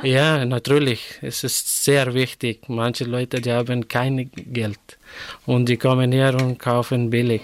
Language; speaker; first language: German; non-native, learner; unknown